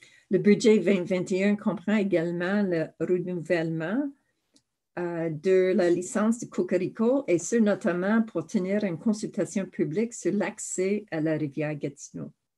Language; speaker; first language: French; native; French